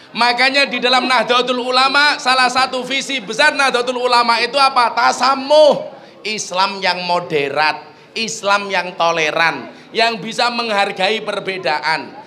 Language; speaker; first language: Indonesian; non-native, local second language; Javanese